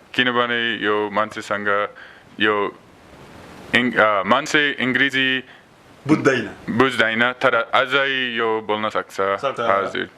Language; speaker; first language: Nepali; non-native, learner; English